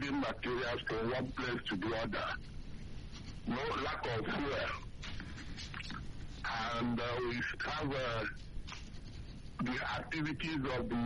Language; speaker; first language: English; non-native, local second language; Igbo